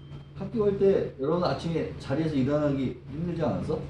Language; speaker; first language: Korean; native; Korean